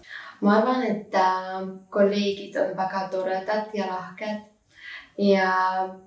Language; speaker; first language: Estonian; non-native, local second language; Russian